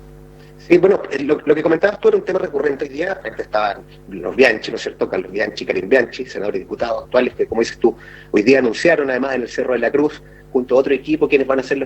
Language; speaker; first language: Spanish; native; Spanish